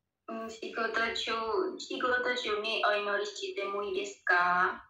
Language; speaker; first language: Japanese; non-native, learner; Indonesian